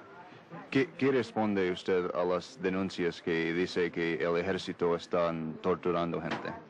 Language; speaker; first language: Spanish; non-native, fluent; English